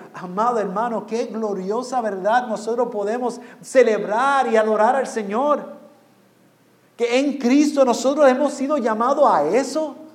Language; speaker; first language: Spanish; non-native, fluent; English